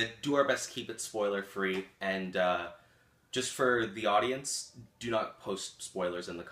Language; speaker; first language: English; native; English